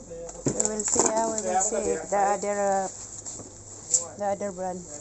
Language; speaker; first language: English; non-native, local second language; Filipino